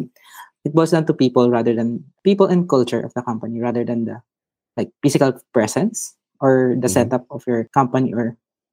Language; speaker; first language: English; non-native, local second language; Filipino